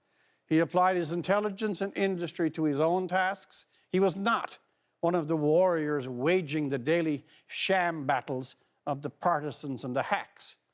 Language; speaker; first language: English; native; English